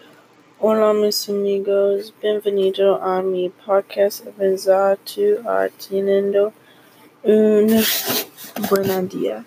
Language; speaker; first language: Spanish; non-native, learner; English